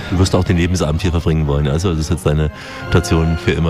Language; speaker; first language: German; native; German